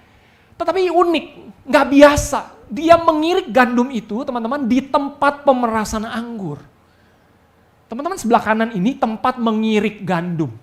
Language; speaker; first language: Indonesian; native; Indonesian